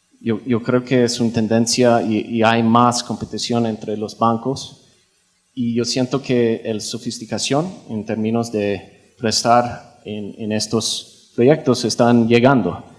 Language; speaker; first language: Spanish; non-native, fluent; English